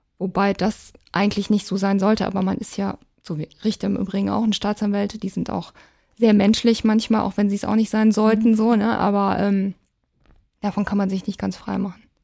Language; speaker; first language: German; native; German